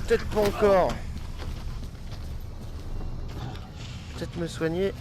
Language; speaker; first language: French; native; French